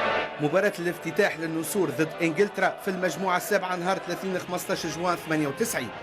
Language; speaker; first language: Arabic; native; Arabic